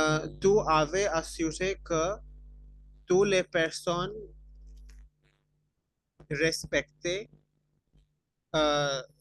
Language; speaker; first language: French; non-native, fluent; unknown